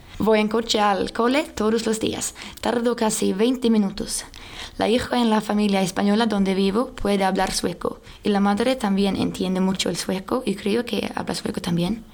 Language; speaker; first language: Spanish; non-native, learner; Swedish